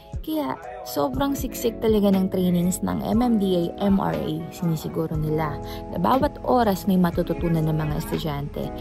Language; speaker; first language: Filipino; native; Filipino